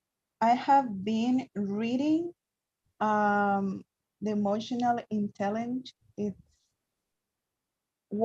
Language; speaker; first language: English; non-native, learner; Spanish